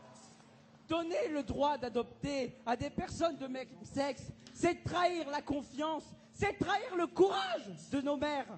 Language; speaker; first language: French; native; French